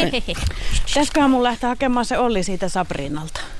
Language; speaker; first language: Finnish; native; Finnish